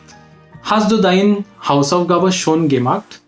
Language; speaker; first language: German; non-native, learner; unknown